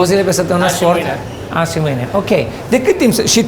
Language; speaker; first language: Romanian; native; Romanian